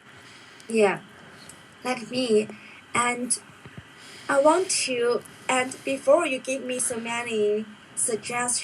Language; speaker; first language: English; non-native, learner; Chinese